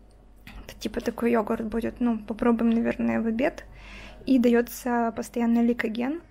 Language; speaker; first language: Russian; native; Russian